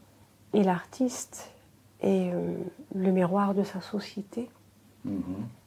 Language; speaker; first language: French; non-native, local second language; Arabic